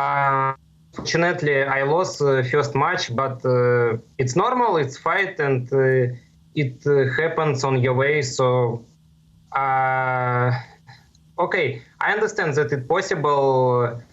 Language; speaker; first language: English; non-native, learner; Russian